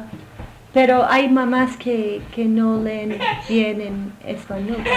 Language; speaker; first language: Spanish; non-native, fluent; English